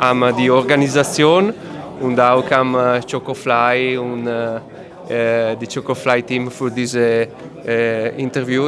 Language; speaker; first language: German; non-native, learner; Italian